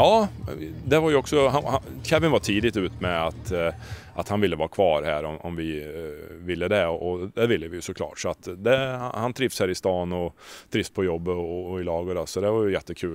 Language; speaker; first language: Swedish; native; Swedish